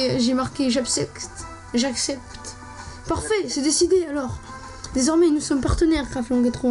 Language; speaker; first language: French; native; French